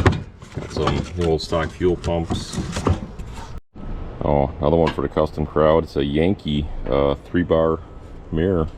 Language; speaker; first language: English; native; English